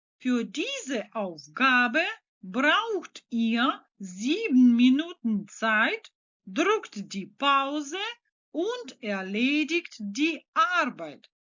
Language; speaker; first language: German; non-native, fluent; Ukrainian